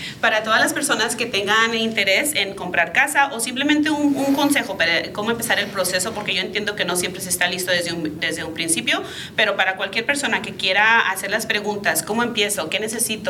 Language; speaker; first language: Spanish; early bilingual, heritage; Spanish